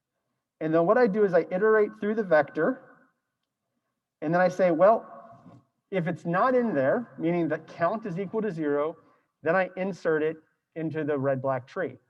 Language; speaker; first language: English; native; English